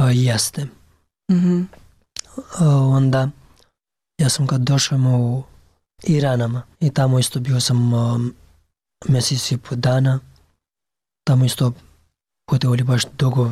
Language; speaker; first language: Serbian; non-native, learner; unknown